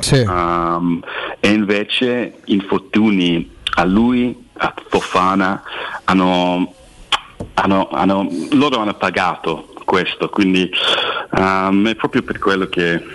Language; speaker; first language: Italian; non-native, fluent; English